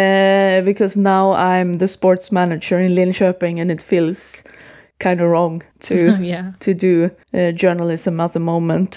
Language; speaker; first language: English; non-native, fluent; Swedish